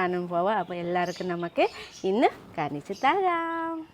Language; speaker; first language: Malayalam; non-native, learner; Nepali